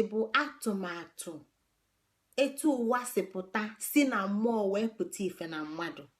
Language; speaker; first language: Igbo; native; Igbo